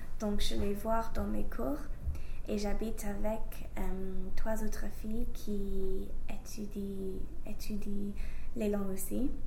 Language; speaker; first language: French; non-native, learner; English